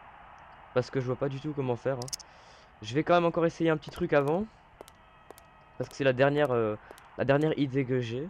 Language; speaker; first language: French; native; French